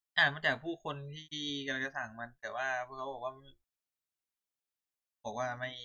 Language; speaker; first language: Thai; native; Thai